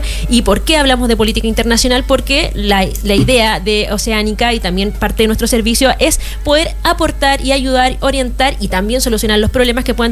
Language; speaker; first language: Spanish; native; Spanish